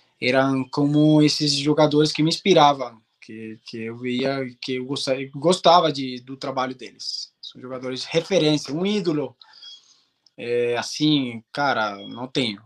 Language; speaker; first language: Portuguese; non-native, fluent; Spanish